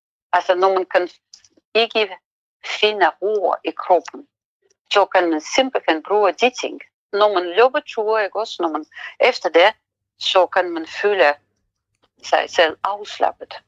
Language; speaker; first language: Danish; non-native, fluent; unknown